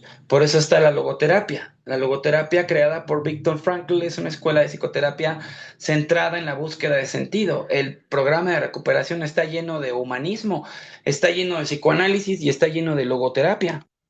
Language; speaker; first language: Spanish; native; Spanish